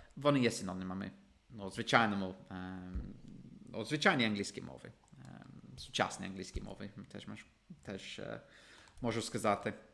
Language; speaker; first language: Ukrainian; non-native, fluent; English